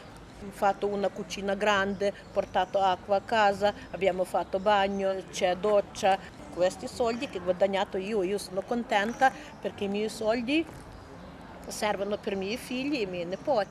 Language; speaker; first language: Italian; non-native, learner; Ukrainian